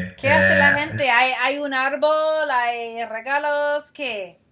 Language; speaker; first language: Spanish; non-native, fluent; English